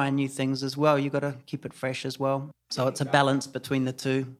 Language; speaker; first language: English; native; English